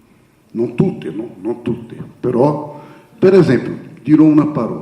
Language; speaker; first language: Italian; non-native, fluent; Portuguese